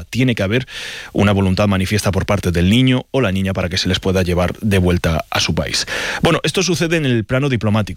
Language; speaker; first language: Spanish; native; Spanish